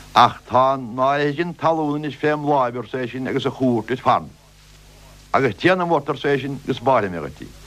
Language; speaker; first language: Irish; native; Irish